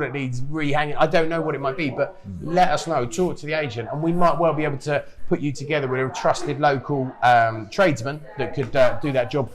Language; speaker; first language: English; native; English